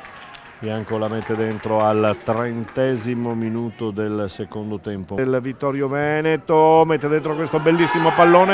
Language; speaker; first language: Italian; native; Italian